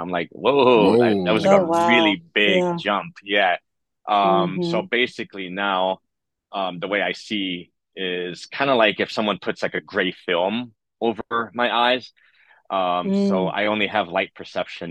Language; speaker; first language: English; native; English